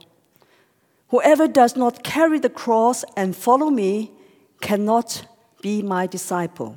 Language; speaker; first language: English; non-native, local second language; Cantonese